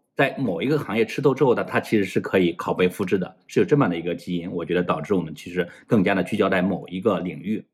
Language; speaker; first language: Chinese; native; Chinese